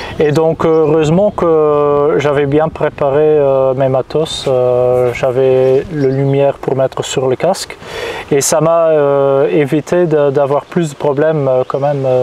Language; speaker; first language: French; non-native, local second language; Dutch